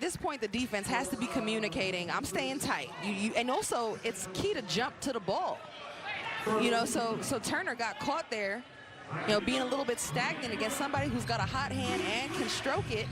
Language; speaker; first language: English; native; English